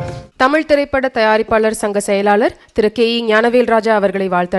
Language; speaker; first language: Tamil; native; Tamil